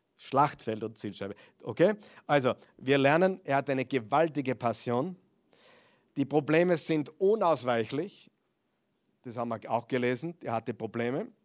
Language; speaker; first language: German; non-native, fluent; English